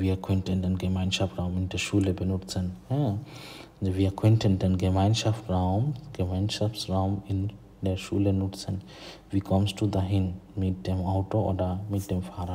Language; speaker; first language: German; non-native, fluent; Bangla